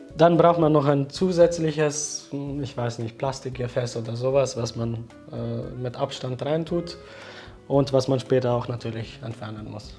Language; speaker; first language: German; non-native, fluent; Slovenian